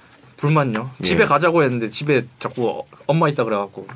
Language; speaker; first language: Korean; native; Korean